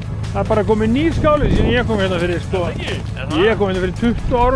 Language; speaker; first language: Icelandic; native; Icelandic